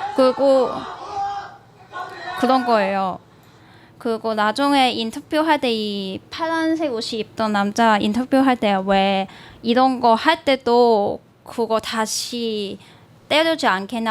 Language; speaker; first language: Korean; non-native, learner; Cantonese